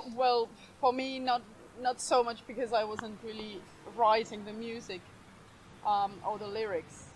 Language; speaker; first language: English; non-native, fluent; Finnish